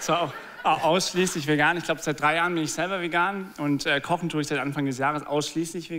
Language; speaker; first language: German; native; German